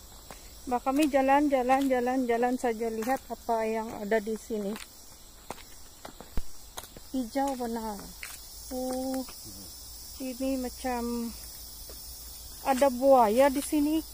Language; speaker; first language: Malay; non-native, learner; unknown